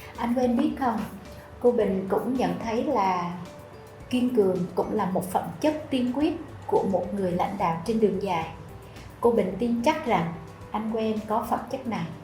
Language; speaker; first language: Vietnamese; native; Vietnamese